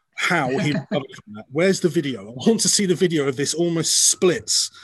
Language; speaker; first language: English; native; English